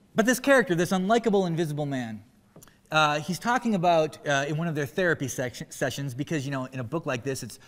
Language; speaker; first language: English; native; English